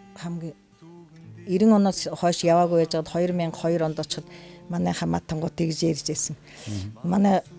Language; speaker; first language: Mongolian; non-native, local second language; Buriat